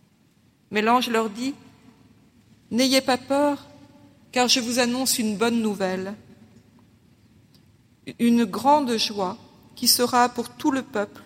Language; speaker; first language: French; native; French